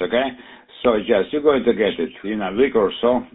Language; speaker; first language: English; non-native, fluent; Russian